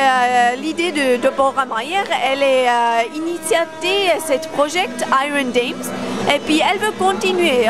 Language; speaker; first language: French; non-native, local second language; German